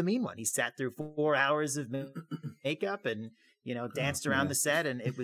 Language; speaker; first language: English; native; English